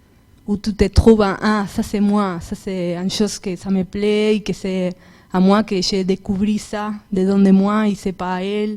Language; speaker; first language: French; non-native, fluent; Spanish